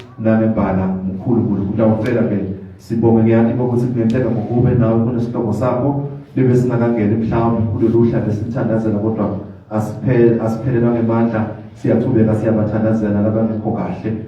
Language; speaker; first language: Zulu; non-native, local second language; Swati